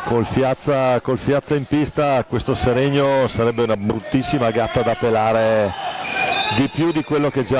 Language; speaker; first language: Italian; native; Italian